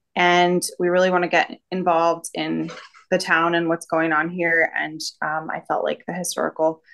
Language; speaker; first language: English; native; English